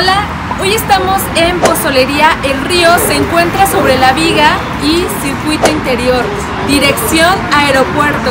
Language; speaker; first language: Spanish; native; Spanish